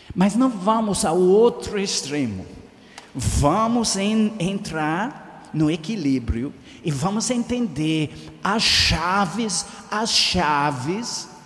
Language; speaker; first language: Portuguese; non-native, fluent; English